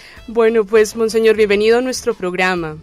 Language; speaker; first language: Spanish; native; Spanish